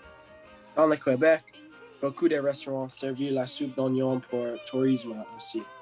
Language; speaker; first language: French; non-native, learner; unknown